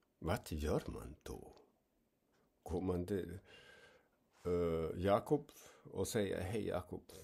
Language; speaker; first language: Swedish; non-native, fluent; German